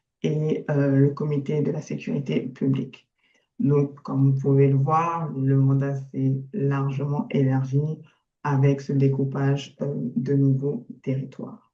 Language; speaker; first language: French; native; French